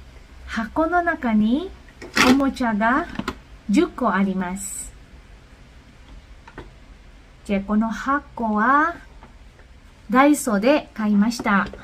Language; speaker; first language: Japanese; non-native, fluent; Indonesian